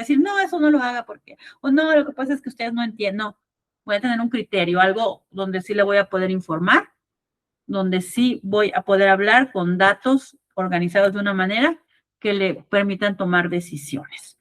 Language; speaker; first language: Spanish; native; Spanish